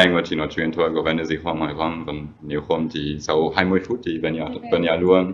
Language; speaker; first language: Vietnamese; non-native, fluent; German